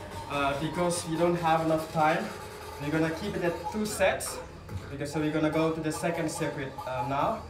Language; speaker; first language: English; non-native, fluent; Dutch